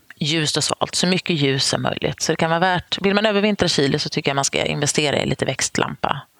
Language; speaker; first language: Swedish; native; Swedish